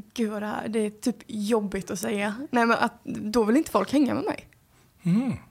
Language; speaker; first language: Swedish; native; Swedish